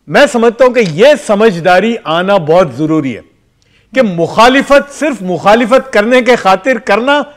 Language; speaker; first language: Hindi; native; Hindi